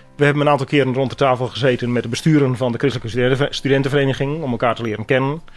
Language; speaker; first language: Dutch; native; Dutch